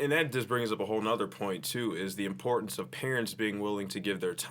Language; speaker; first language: English; native; English